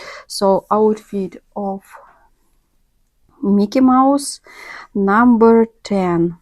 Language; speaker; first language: English; non-native, learner; Russian